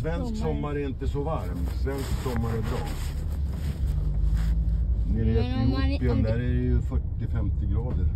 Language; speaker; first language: Swedish; non-native, learner; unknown